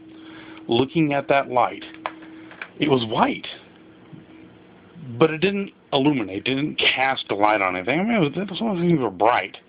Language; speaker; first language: English; native; English